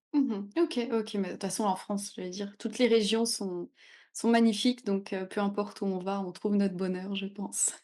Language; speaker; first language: French; native; French